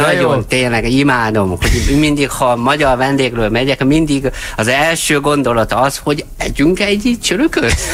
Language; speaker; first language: Hungarian; non-native, learner; Chinese